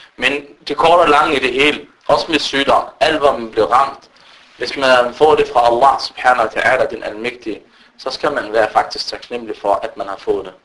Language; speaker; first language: Danish; early bilingual, other home language; Arabic